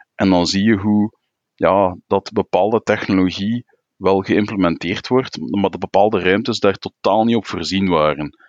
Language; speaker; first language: Dutch; native; Dutch